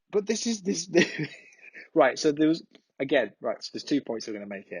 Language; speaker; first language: English; native; English